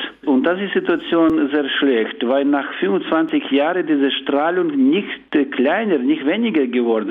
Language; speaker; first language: German; non-native, learner; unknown